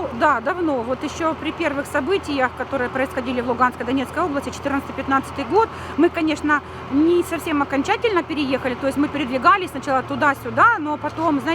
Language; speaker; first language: Russian; native; Russian